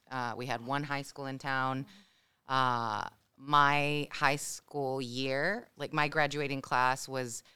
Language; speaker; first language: English; early bilingual, other home language; Spanish